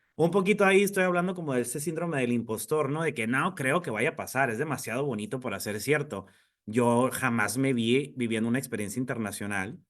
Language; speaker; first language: Spanish; native; Spanish